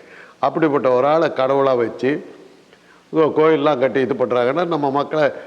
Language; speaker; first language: Tamil; native; Tamil